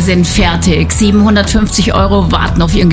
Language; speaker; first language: German; native; German